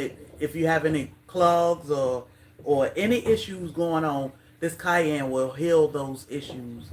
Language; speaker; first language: English; native; English